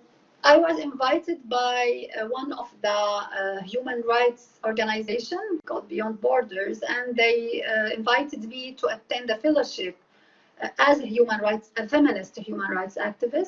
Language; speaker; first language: English; non-native, fluent; Arabic